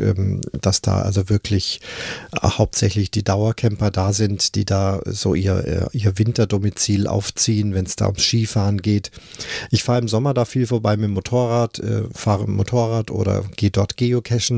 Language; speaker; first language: German; native; German